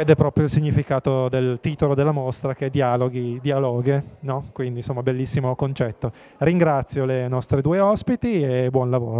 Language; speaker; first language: Italian; native; Italian